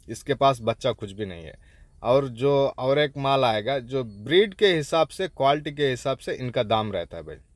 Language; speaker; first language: Hindi; non-native, local second language; Urdu